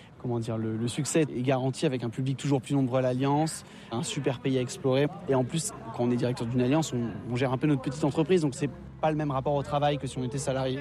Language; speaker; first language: French; native; French